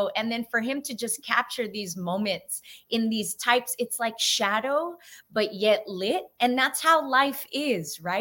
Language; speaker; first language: English; native; English